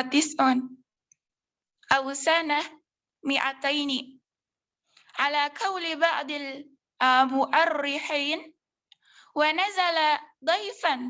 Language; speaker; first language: Arabic; non-native, learner; Indonesian